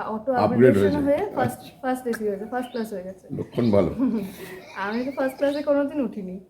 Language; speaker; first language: Bangla; native; Bangla